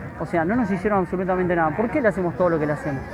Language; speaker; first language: Spanish; native; Spanish